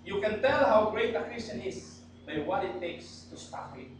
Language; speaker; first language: English; non-native, local second language; Filipino